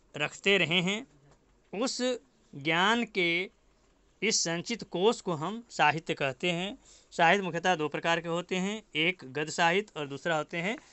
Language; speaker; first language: Hindi; native; Hindi